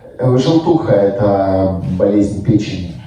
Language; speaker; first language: Russian; native; Russian